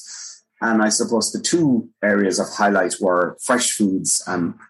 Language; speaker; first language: English; native; English